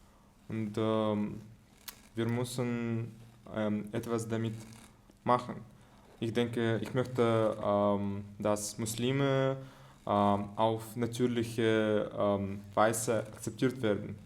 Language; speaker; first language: German; non-native, learner; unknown